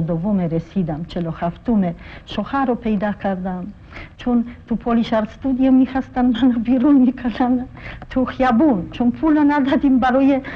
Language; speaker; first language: Persian; non-native, fluent; Polish